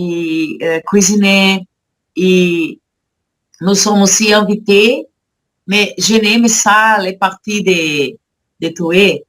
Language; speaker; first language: French; non-native, learner; Portuguese